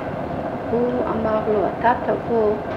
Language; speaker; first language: Hebrew; early bilingual, other home language; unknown